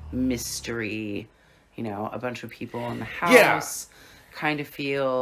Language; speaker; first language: English; native; English